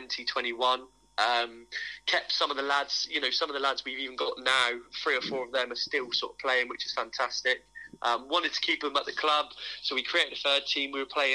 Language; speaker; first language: English; native; English